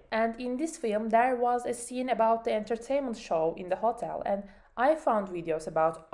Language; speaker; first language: English; non-native, learner; Turkish